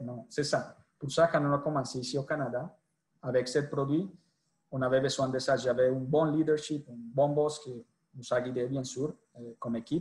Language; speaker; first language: French; non-native, fluent; Spanish